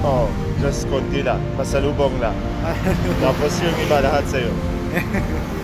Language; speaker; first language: Filipino; non-native, fluent; Arabic